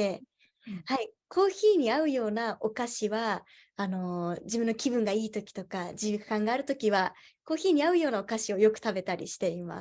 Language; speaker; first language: Japanese; native; Japanese